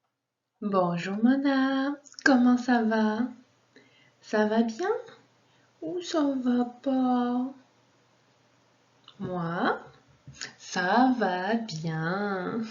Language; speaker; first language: French; non-native, fluent; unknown